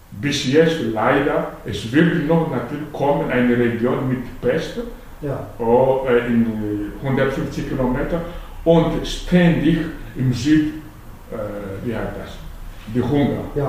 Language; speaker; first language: German; non-native, fluent; Malagasy